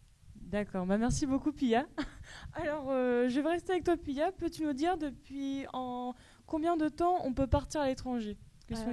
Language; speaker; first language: French; native; French